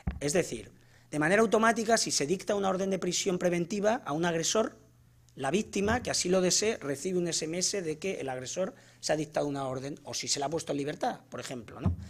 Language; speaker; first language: Spanish; native; Spanish